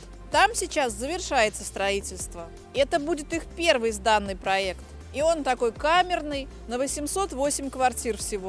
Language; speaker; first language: Russian; native; Russian